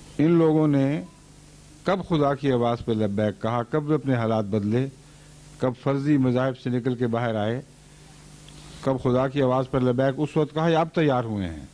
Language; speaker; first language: Urdu; native; Urdu